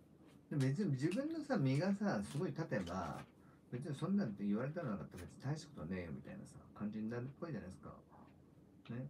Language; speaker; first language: Japanese; native; Japanese